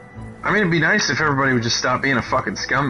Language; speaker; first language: English; native; English